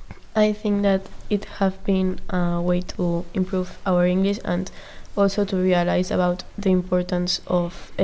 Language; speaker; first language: English; non-native, learner; Catalan